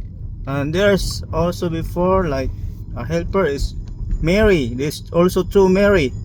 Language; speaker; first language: English; non-native, learner; Nepali